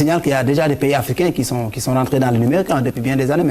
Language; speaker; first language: French; non-native, local second language; Wolof